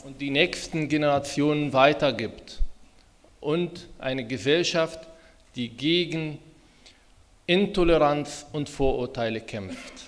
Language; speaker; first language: German; non-native, fluent; Arabic